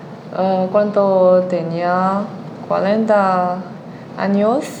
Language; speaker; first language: Spanish; non-native, learner; Chinese